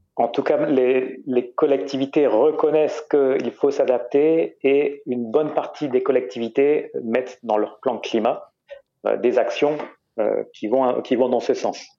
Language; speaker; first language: French; native; French